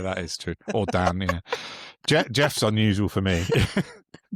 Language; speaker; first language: English; native; English